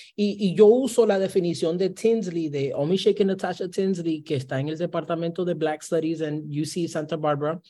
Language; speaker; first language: Spanish; early bilingual, heritage; Spanish